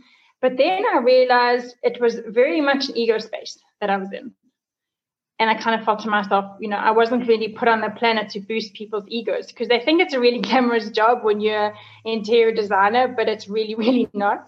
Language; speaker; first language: English; native; English